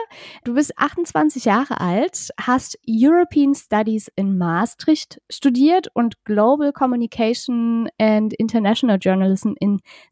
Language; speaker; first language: German; native; German